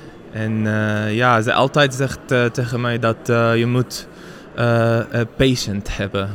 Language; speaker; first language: Dutch; non-native, learner; Arabic